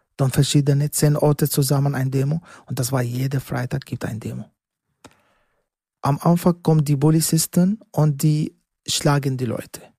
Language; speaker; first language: German; non-native, learner; Arabic